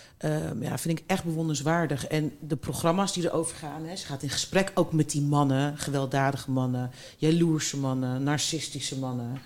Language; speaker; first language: Dutch; early bilingual, other home language; Turkish